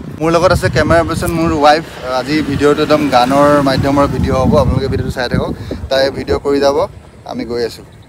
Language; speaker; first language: Assamese; non-native, local second language; Nepali